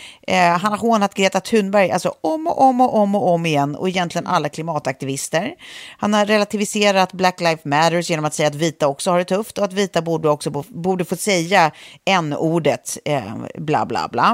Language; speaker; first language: Swedish; native; Swedish